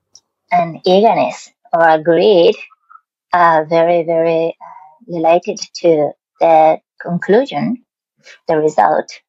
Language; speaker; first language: English; non-native, learner; Japanese